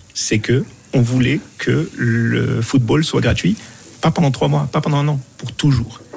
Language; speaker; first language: French; non-native, local second language; Arabic